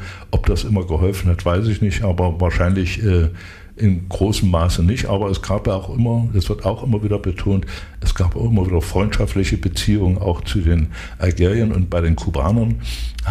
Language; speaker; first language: German; native; German